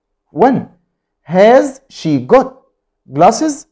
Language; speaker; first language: English; non-native, fluent; Arabic